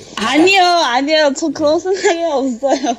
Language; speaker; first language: Korean; non-native, learner; Chinese